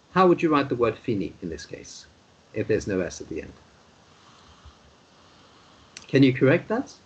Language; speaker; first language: English; non-native, fluent; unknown